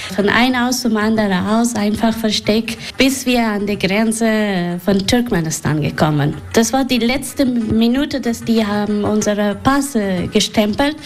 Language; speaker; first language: German; non-native, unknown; Persian